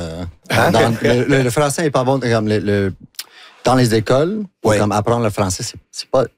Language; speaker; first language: French; non-native, local second language; English